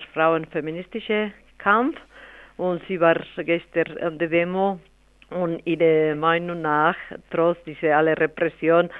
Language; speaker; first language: German; non-native, fluent; Spanish